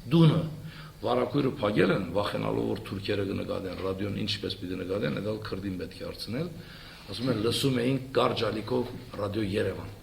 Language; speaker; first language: Armenian; early bilingual, heritage; Armenian